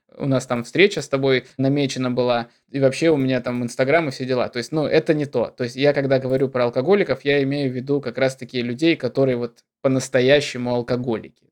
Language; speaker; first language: Russian; native; Russian